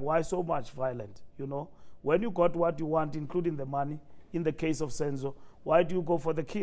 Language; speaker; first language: English; non-native, local second language; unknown